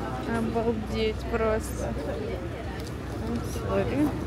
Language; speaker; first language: Russian; native; Russian